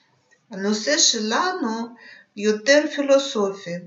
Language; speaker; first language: Hebrew; non-native, fluent; Russian